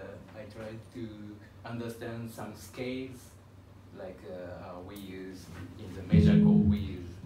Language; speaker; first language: English; non-native, learner; Japanese